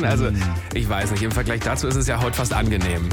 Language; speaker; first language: German; native; German